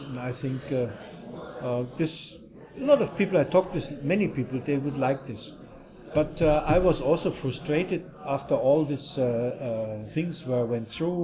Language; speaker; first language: English; non-native, fluent; German